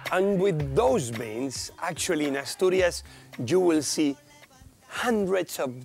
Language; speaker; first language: English; non-native, fluent; Spanish